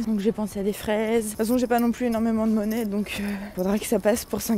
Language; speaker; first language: French; native; French